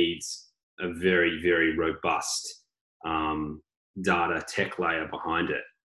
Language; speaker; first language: English; native; English